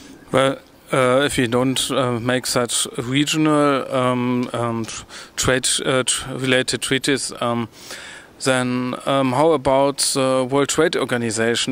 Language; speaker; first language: English; non-native, fluent; German